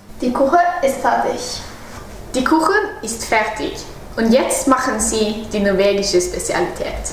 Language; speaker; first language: German; non-native, learner; Norwegian